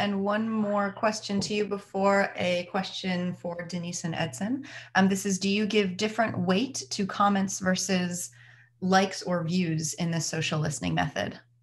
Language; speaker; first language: English; native; English